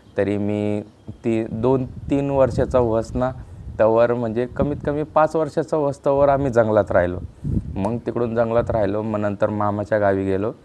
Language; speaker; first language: Marathi; non-native, local second language; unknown